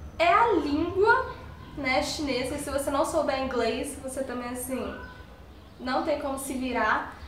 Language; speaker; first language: Portuguese; early bilingual, heritage; Portuguese